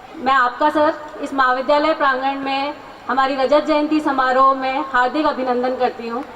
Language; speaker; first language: Hindi; native; Hindi